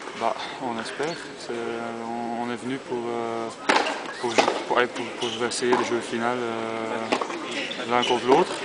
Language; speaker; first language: French; non-native, learner; Dutch